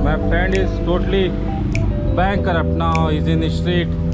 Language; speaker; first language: English; non-native, learner; Hindi